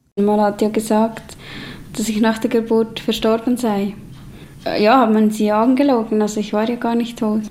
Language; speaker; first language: German; native; German